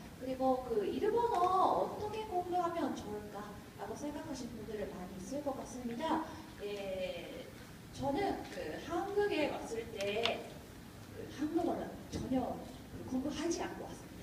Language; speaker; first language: Korean; non-native, fluent; Japanese